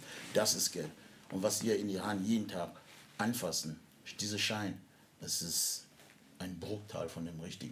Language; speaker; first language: German; non-native, fluent; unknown